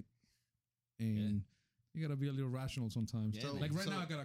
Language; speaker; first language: English; non-native, fluent; Spanish